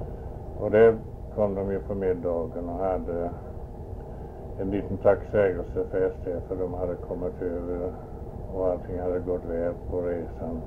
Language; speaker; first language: Swedish; early bilingual, heritage; Swedish